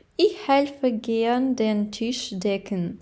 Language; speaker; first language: German; non-native, fluent; Ukrainian